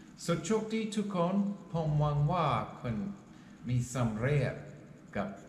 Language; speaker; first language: Thai; non-native, learner; English